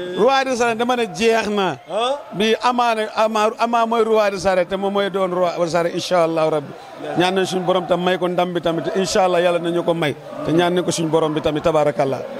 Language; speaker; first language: Wolof; native; Wolof